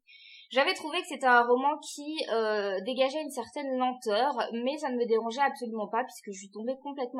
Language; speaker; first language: French; native; French